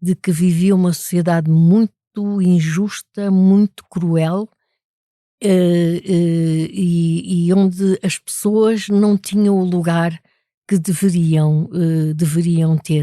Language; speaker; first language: Portuguese; native; Portuguese